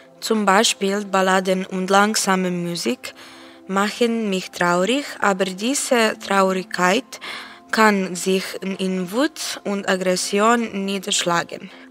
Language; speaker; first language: German; non-native, learner; Serbian